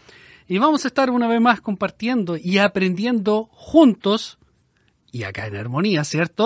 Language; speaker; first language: Spanish; native; Spanish